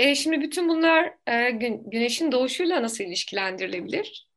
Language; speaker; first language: Turkish; native; Turkish